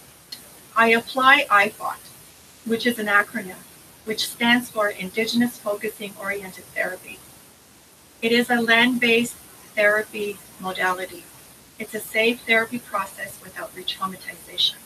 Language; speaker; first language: English; native; English